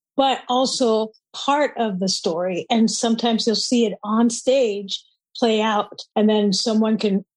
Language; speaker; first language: English; non-native, fluent; Spanish